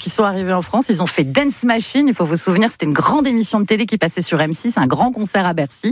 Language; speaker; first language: French; native; French